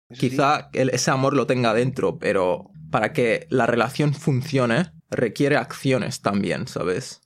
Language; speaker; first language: Spanish; early bilingual, other home language; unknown